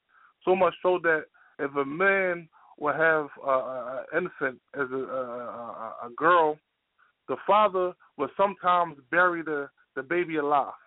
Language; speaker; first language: English; native; English